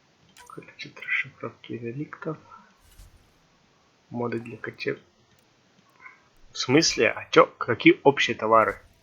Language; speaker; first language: Russian; native; Russian